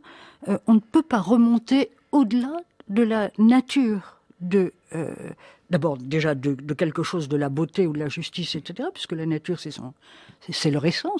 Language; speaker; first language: French; native; French